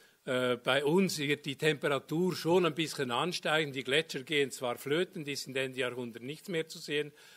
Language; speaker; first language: German; native; German